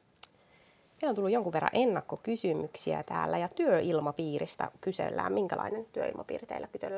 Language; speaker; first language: Finnish; native; Finnish